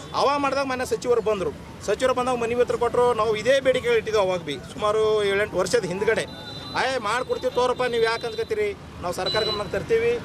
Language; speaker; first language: Kannada; native; Kannada